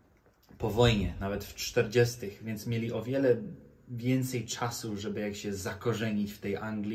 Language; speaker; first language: Polish; early bilingual, heritage; Polish